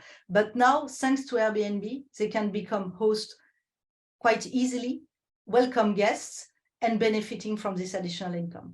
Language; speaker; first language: English; non-native, fluent; French